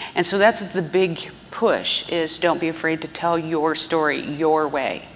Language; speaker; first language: English; native; English